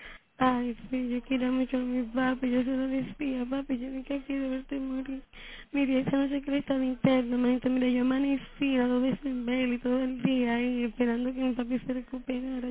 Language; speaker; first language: Spanish; native; Spanish